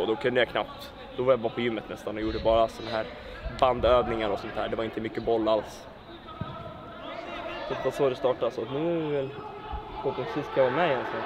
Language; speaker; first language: Swedish; native; Swedish